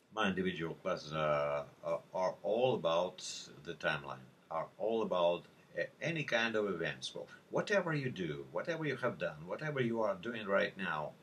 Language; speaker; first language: English; non-native, fluent; Russian